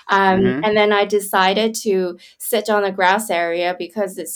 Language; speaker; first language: English; non-native, local second language; Cantonese